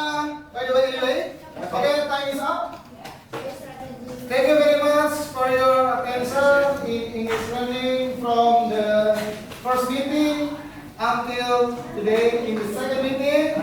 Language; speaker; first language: English; non-native, learner; Indonesian